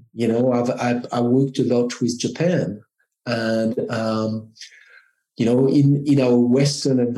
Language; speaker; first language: English; non-native, fluent; French